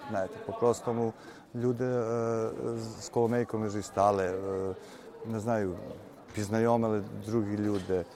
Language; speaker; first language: Ukrainian; early bilingual, heritage; Ukrainian